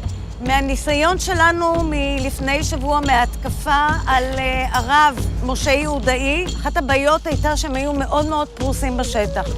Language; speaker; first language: Hebrew; native; Hebrew